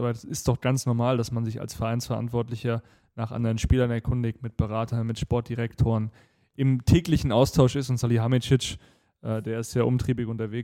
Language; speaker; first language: German; native; German